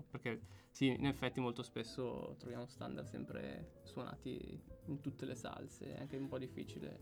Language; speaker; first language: Italian; native; Italian